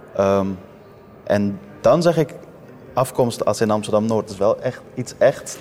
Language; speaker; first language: Dutch; early bilingual, other home language; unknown